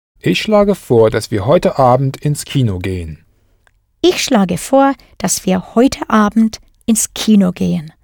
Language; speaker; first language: German; non-native, fluent; English